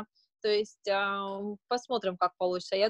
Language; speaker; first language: Russian; native; Russian